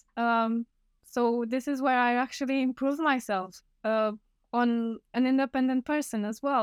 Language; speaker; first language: English; non-native, fluent; Romanian